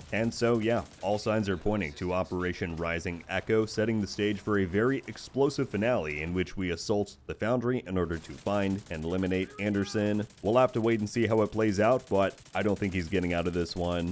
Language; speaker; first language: English; native; English